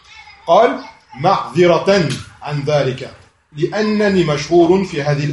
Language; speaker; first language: Arabic; non-native, fluent; French